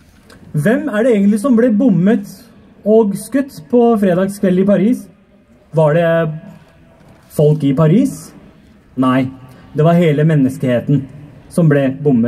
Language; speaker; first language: Norwegian; early bilingual, other home language; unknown